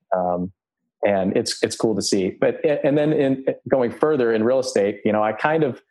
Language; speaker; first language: English; early bilingual, other home language; Croatian